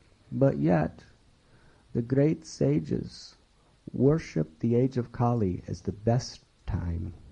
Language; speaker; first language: English; native; English